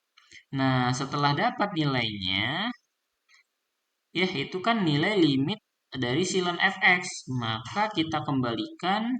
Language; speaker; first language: Indonesian; native; Indonesian